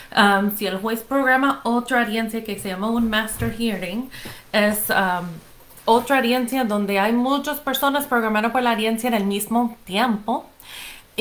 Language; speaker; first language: Spanish; non-native, fluent; English